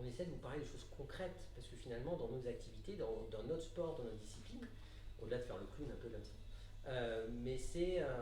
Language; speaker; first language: French; native; French